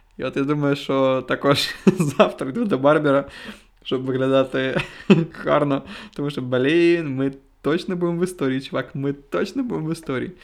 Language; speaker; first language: Ukrainian; non-native, local second language; Russian